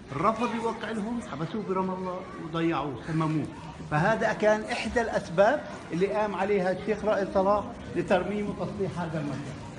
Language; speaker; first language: Arabic; native; Arabic